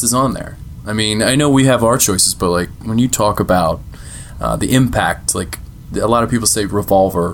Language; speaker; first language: English; native; English